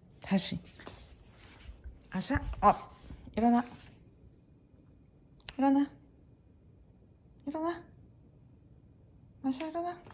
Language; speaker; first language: Korean; early bilingual, heritage; English